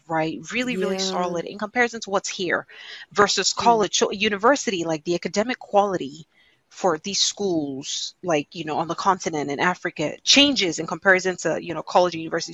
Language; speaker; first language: English; non-native, local second language; Igbo